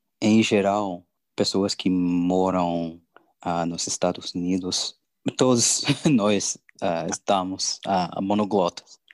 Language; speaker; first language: Portuguese; non-native, learner; English